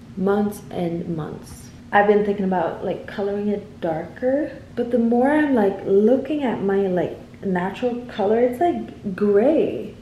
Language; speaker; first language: English; non-native, fluent; Swedish